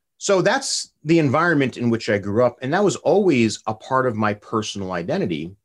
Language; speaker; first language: English; native; English